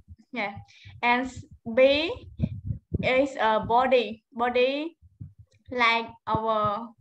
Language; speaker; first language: English; non-native, learner; Khmer